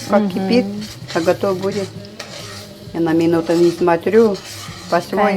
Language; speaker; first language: Russian; non-native, local second language; Tatar